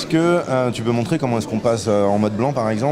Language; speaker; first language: French; native; French